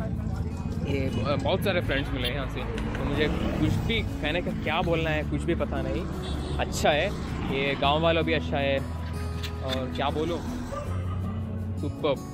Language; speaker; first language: Hindi; non-native, local second language; Malayalam